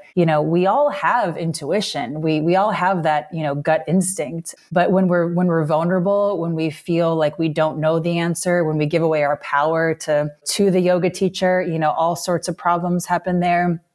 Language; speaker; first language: English; native; English